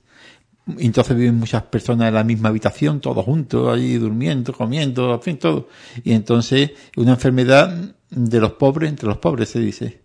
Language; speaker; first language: Spanish; native; Spanish